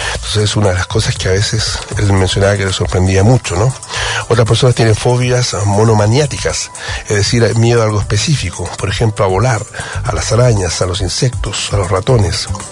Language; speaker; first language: Spanish; native; Spanish